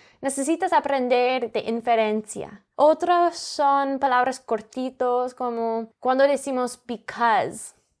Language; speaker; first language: Spanish; non-native, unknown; English